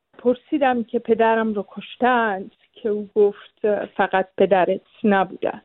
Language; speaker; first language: Persian; native; Persian